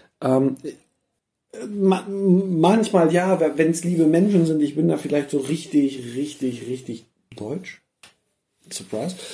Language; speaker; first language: German; early bilingual, other home language; Persian